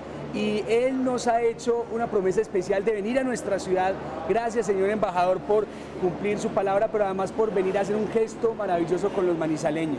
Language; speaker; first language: Spanish; native; Spanish